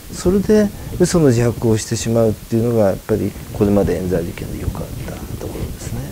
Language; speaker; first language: Japanese; native; Japanese